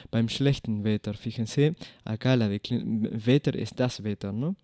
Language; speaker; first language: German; non-native, fluent; Spanish